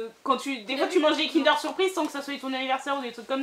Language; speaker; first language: French; native; French